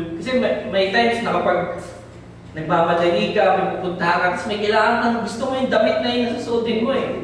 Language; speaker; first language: Filipino; native; Filipino